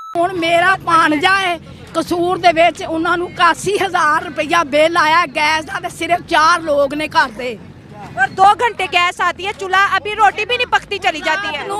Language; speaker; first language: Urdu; non-native, local second language; Punjabi